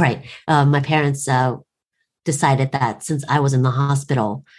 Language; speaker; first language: English; native; English